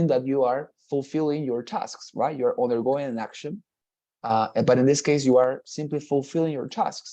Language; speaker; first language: English; non-native, fluent; Spanish